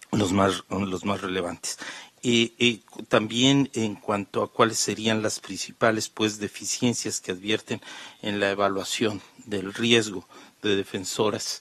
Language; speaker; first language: Spanish; native; Spanish